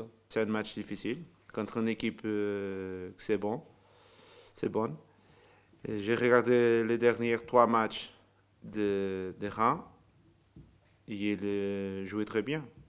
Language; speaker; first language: French; non-native, learner; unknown